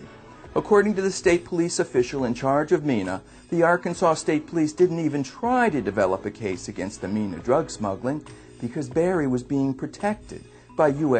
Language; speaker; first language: English; native; English